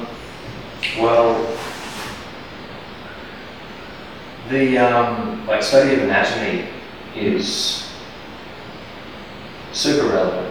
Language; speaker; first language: English; native; English